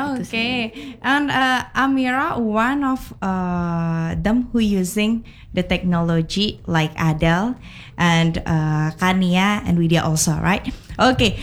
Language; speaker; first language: English; non-native, learner; Indonesian